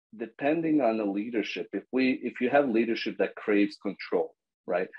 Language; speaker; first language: English; non-native, fluent; Bosnian